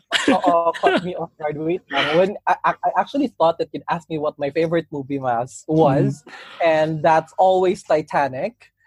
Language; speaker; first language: English; non-native, local second language; Cebuano